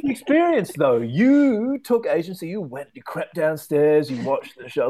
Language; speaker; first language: English; native; English